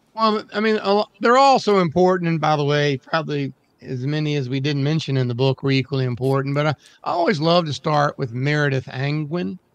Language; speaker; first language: English; native; English